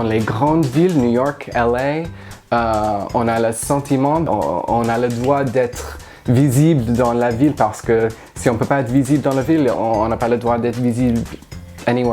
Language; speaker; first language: French; non-native, fluent; English